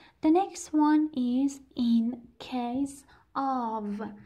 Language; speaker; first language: English; non-native, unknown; Persian